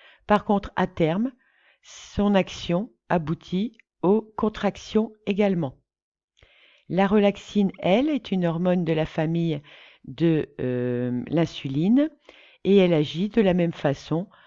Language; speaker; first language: French; native; French